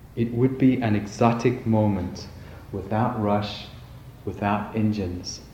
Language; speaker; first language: English; native; English